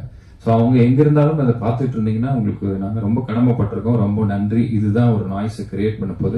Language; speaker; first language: Tamil; native; Tamil